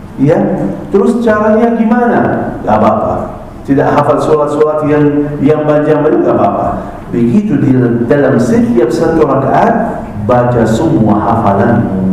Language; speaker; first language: Malay; non-native, fluent; Arabic